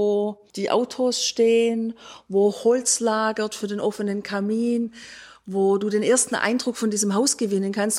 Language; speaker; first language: German; native; German